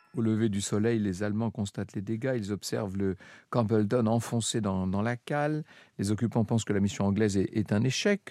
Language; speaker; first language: French; native; French